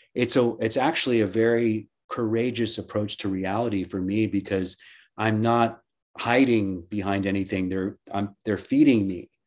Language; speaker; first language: English; native; English